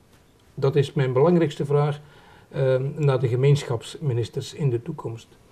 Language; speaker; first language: Dutch; native; Dutch